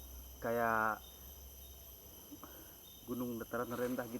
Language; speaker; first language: Malay; native; Malay